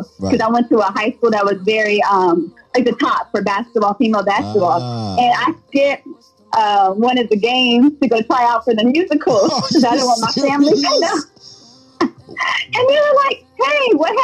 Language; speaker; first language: English; native; English